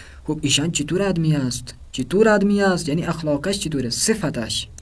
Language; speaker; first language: Persian; non-native, fluent; Urdu